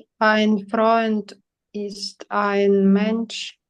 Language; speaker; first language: German; non-native, learner; Ukrainian